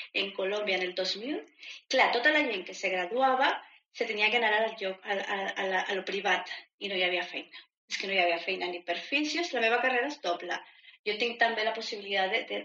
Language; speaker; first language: Catalan; non-native, fluent; Spanish